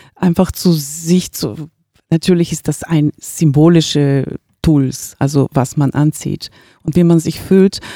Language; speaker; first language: German; non-native, fluent; Bulgarian